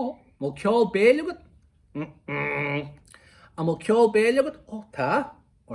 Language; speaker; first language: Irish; non-native, local second language; English